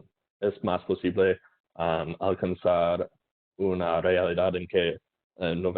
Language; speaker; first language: Spanish; non-native, learner; English